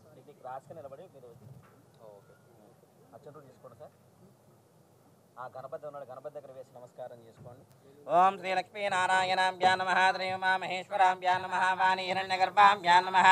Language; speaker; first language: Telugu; native; Telugu